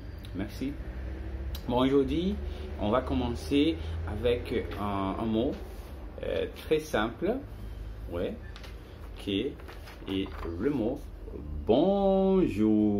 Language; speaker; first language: French; non-native, learner; Portuguese